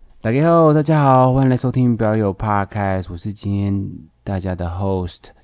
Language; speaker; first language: Chinese; native; Chinese